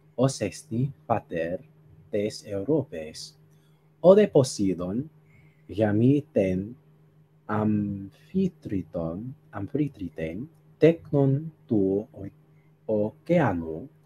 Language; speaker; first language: Greek; non-native, learner; Spanish